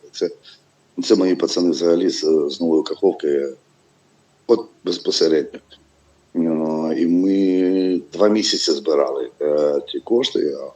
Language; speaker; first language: Ukrainian; non-native, local second language; Russian